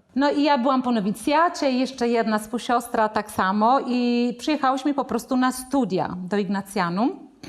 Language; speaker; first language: Polish; non-native, fluent; Italian